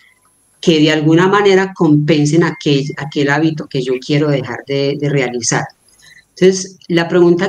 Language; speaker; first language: Spanish; native; Spanish